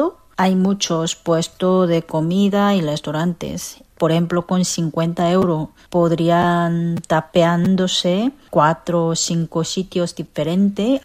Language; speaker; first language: Spanish; non-native, fluent; Korean